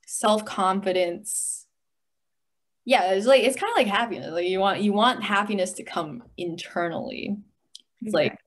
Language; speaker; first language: English; native; English